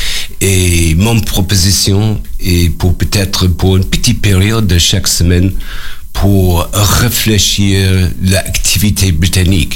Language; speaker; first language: French; non-native, learner; English